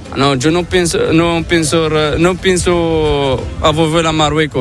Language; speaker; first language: Spanish; non-native, learner; Arabic